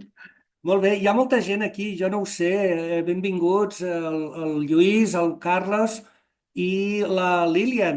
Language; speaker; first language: Catalan; native; Catalan